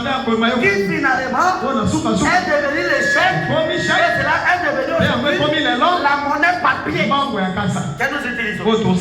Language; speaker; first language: French; non-native, local second language; Lingala